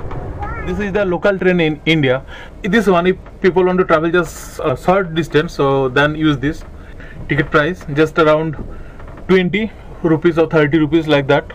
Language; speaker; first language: English; non-native, learner; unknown